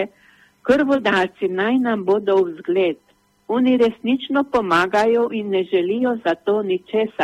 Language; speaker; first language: Slovenian; native; Slovenian